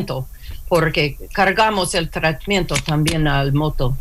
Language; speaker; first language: Spanish; non-native, learner; English